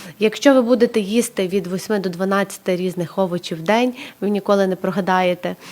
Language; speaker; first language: Ukrainian; native; Ukrainian